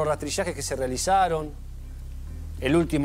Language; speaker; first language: Spanish; native; Spanish